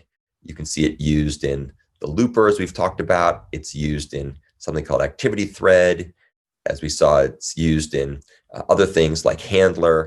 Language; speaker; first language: English; native; English